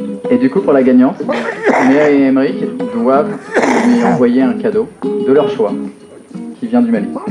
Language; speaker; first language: French; native; French